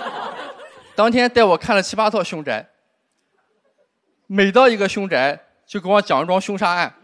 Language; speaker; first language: Chinese; native; Chinese